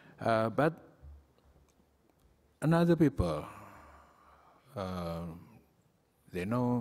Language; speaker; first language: English; non-native, learner; Indonesian